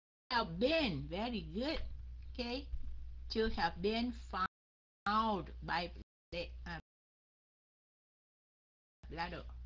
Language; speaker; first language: English; non-native, fluent; Vietnamese